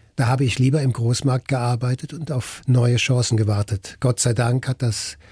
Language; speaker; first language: German; native; German